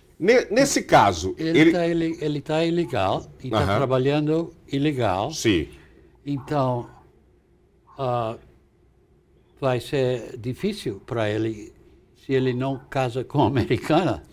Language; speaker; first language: Portuguese; non-native, fluent; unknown